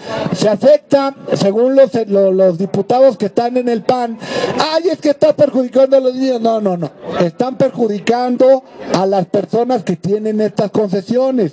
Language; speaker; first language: Spanish; native; Spanish